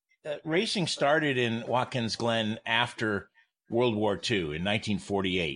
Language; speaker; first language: English; native; English